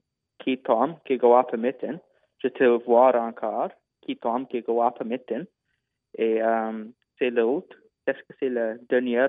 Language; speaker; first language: French; non-native, local second language; English